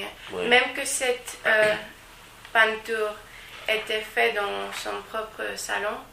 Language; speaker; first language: French; non-native, learner; Spanish